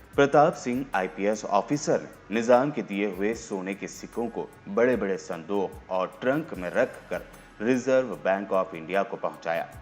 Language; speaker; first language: Urdu; native; Urdu